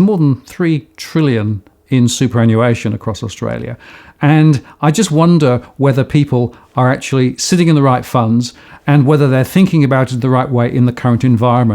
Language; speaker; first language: English; native; English